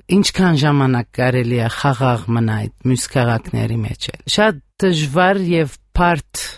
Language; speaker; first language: Armenian; early bilingual, heritage; Armenian